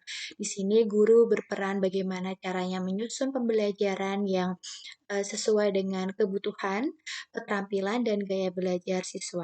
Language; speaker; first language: Indonesian; native; Indonesian